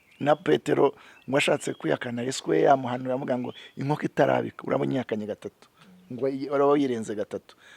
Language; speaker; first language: Kinyarwanda; native; Kinyarwanda